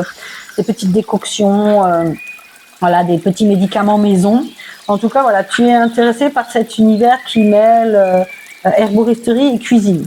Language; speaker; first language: French; native; French